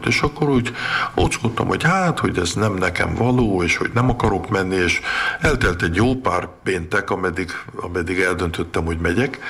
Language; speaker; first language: Hungarian; early bilingual, heritage; Hungarian